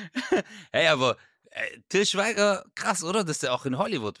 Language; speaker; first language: German; native; German